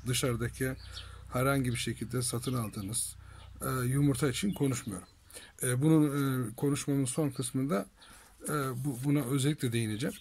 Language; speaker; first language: Turkish; native; Turkish